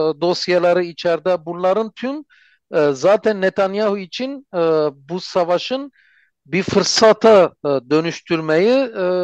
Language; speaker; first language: Turkish; non-native, fluent; Armenian